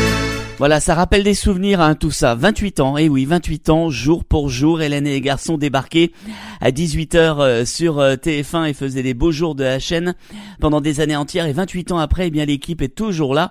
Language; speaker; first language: French; native; French